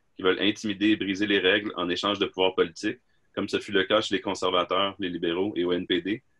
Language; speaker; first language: French; native; French